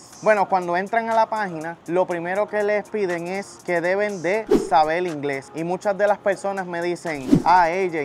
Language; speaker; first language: Spanish; native; Spanish